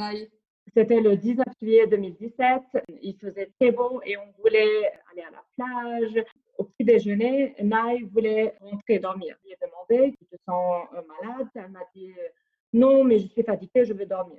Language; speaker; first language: French; non-native, fluent; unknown